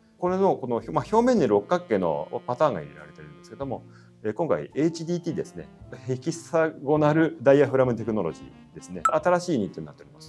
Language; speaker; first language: Japanese; native; Japanese